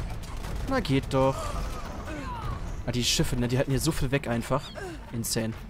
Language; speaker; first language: German; native; German